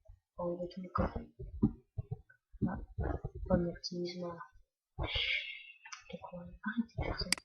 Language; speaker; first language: French; native; French